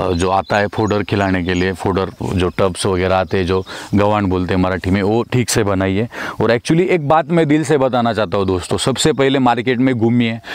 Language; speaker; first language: Hindi; non-native, local second language; Marathi